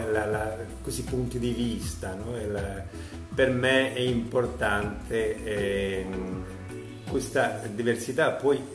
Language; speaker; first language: Italian; non-native, fluent; Urdu